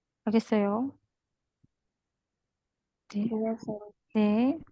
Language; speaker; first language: Korean; non-native, fluent; Indonesian